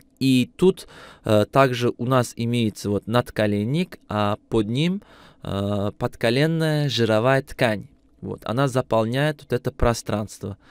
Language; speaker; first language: Russian; non-native, local second language; Uzbek